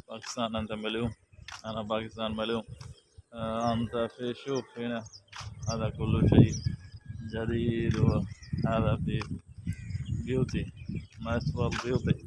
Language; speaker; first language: Arabic; non-native, learner; Saraiki